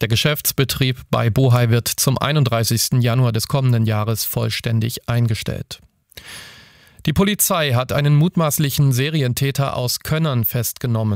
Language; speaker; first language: German; native; German